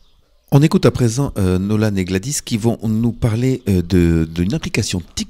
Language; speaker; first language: French; native; French